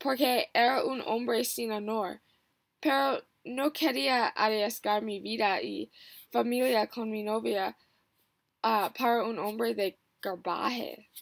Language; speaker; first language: Spanish; non-native, learner; English